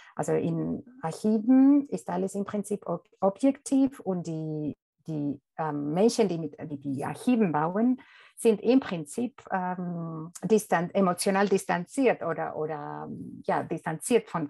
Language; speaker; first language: German; non-native, fluent; Spanish